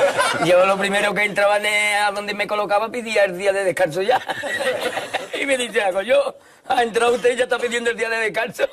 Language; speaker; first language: Spanish; native; Spanish